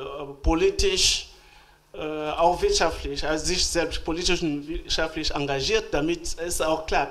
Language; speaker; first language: German; non-native, fluent; French